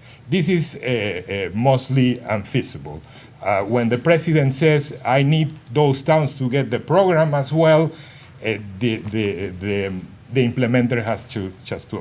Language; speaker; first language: English; non-native, fluent; Spanish